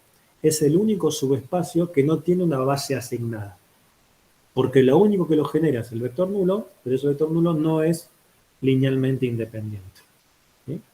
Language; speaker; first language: Spanish; native; Spanish